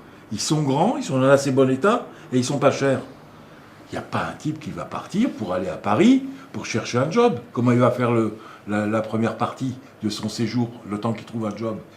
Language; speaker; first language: French; native; French